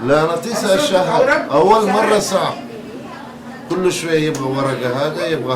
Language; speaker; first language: Arabic; non-native, learner; Turkish